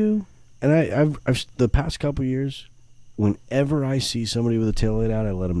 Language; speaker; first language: English; native; English